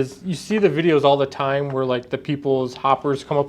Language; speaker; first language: English; native; English